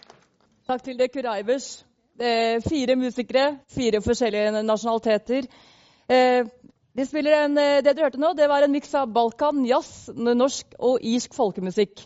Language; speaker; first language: Norwegian; native; Norwegian